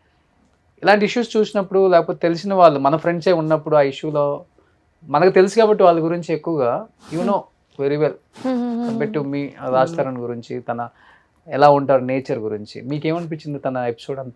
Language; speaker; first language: Telugu; native; Telugu